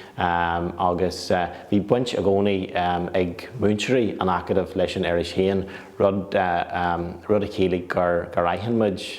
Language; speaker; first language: Irish; non-native, local second language; English